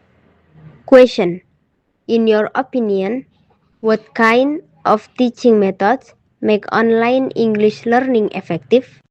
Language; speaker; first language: English; non-native, learner; Indonesian